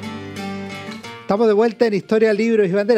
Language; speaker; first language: Spanish; native; Spanish